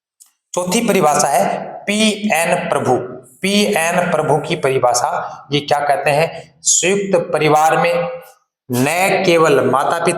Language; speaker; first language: Hindi; native; Hindi